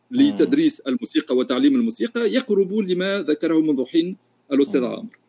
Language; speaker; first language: Arabic; native; Arabic